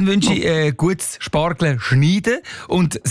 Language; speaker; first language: German; native; German